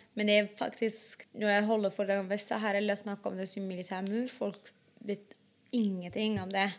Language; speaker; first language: Norwegian; non-native, fluent; Arabic